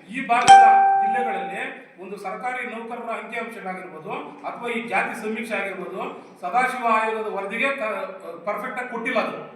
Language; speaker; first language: Kannada; native; Kannada